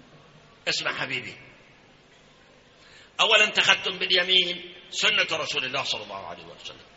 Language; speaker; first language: Arabic; native; Arabic